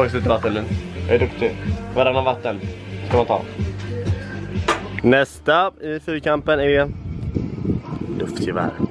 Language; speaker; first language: Swedish; native; Swedish